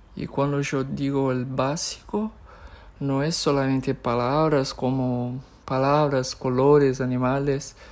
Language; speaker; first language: Spanish; non-native, fluent; Portuguese